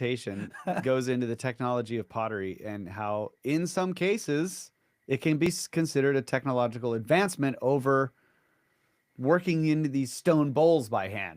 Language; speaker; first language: English; native; English